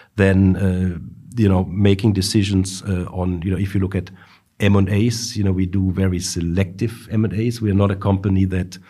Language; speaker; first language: English; non-native, fluent; German